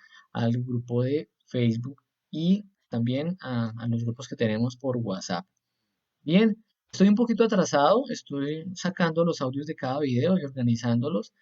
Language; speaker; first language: Spanish; native; Spanish